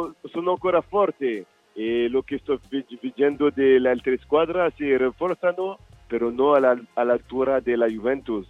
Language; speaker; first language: Italian; non-native, fluent; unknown